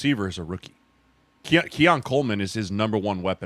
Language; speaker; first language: English; native; English